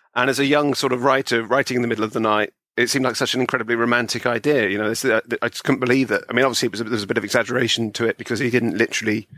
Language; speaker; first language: English; native; English